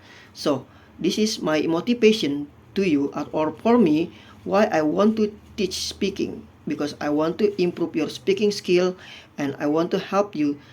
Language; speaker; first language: English; non-native, fluent; Indonesian